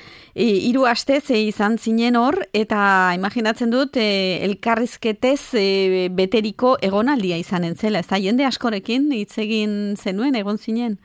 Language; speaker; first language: Basque; native; Basque